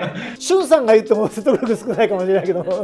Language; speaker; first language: Japanese; native; Japanese